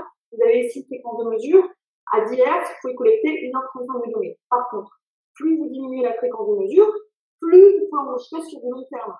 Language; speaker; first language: French; native; French